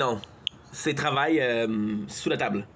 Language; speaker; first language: French; native; French